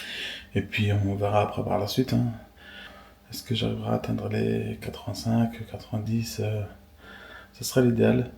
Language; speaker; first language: French; native; French